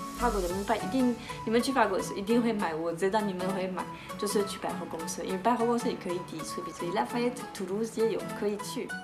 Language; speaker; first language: Chinese; non-native, fluent; French